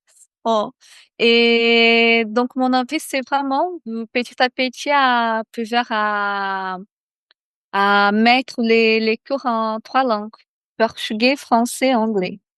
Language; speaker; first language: French; non-native, fluent; Portuguese